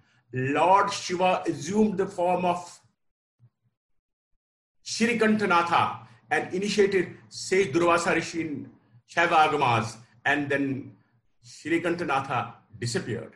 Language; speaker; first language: English; non-native, local second language; Kashmiri